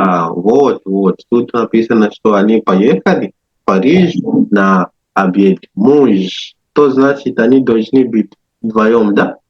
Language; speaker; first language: Russian; non-native, learner; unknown